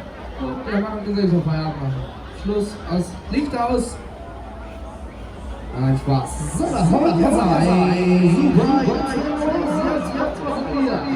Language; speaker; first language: German; native; German